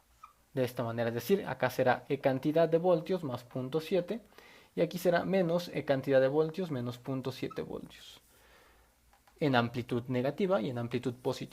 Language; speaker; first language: Spanish; native; Spanish